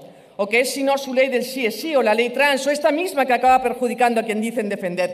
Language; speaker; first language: Spanish; native; Spanish